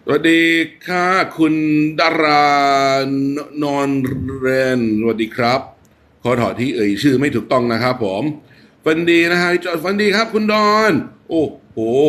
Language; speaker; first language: Thai; non-native, fluent; English